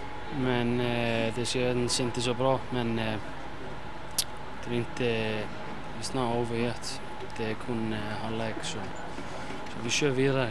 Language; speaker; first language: Swedish; non-native, fluent; Icelandic